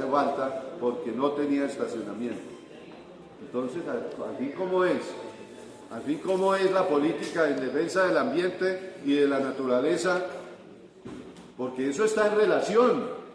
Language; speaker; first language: Spanish; native; Spanish